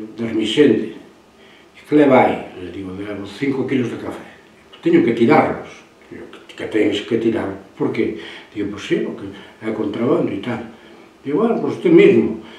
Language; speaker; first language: Galician; native; Galician